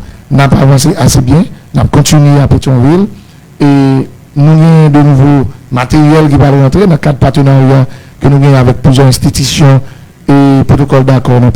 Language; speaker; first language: Haitian Creole; native; Haitian Creole